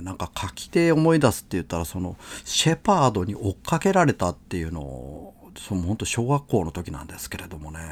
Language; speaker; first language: Japanese; native; Japanese